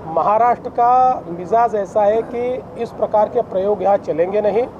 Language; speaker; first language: Hindi; non-native, local second language; Marathi